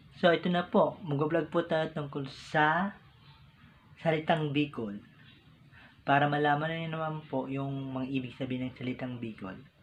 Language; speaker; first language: Filipino; non-native, local second language; Bikol